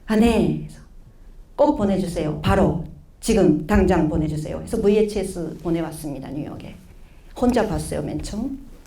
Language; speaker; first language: Korean; early bilingual, heritage; Korean